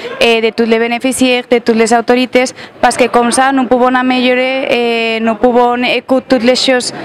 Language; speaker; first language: French; non-native, learner; Spanish